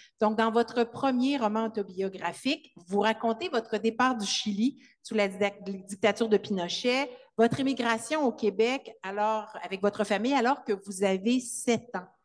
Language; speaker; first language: French; native; French